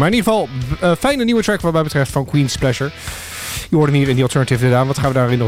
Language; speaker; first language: Dutch; native; Dutch